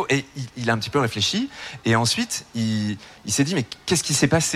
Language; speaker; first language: French; native; French